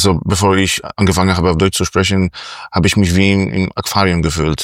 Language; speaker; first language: German; non-native, fluent; Polish